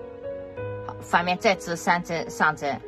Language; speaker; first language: Chinese; native; Chinese